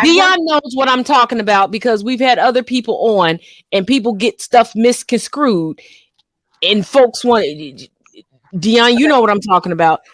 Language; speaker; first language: English; native; English